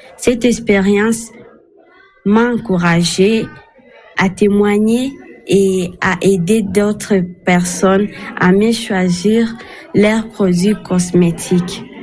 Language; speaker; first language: French; non-native, local second language; Swahili